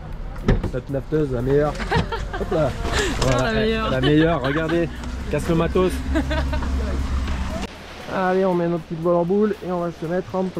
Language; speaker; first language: French; native; French